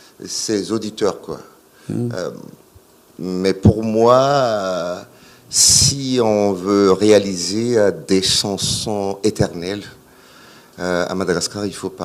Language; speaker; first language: French; non-native, local second language; Malagasy